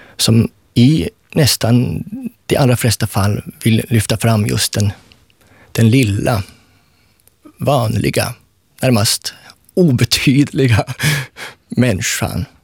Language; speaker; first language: Swedish; native; Swedish